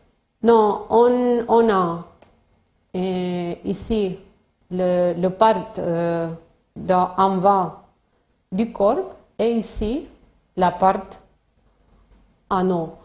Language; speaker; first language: French; non-native, fluent; Spanish